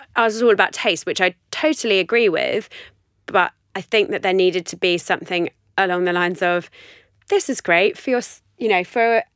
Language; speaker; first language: English; native; English